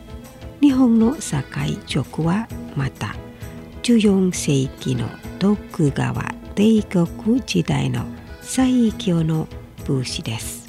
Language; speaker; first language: Japanese; non-native, fluent; Indonesian